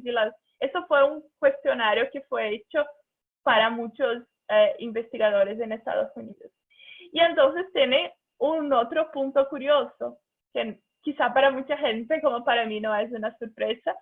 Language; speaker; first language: Spanish; non-native, fluent; Portuguese